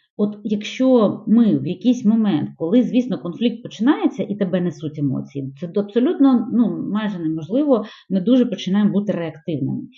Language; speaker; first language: Ukrainian; non-native, local second language; Russian